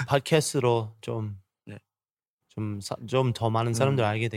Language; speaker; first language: Korean; early bilingual, heritage; English